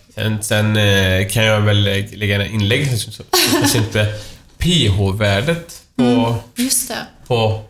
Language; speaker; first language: Swedish; non-native, fluent; Persian